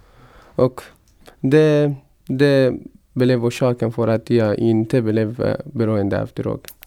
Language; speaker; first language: Swedish; non-native, fluent; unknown